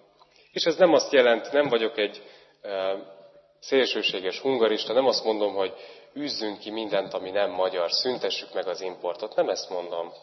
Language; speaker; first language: Hungarian; native; Hungarian